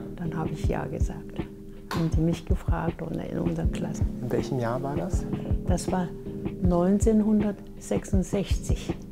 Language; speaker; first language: German; non-native, fluent; Korean